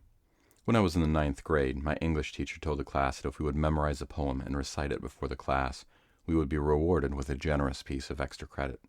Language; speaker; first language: English; native; English